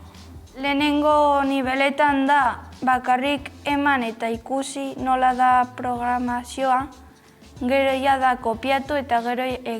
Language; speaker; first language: Basque; non-native, local second language; Spanish